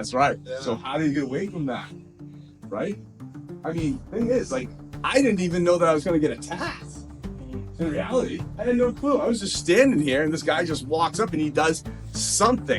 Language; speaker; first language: English; native; English